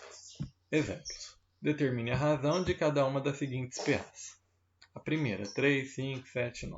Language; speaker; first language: Portuguese; native; Portuguese